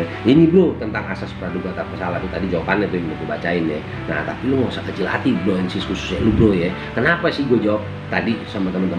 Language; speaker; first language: Indonesian; native; Indonesian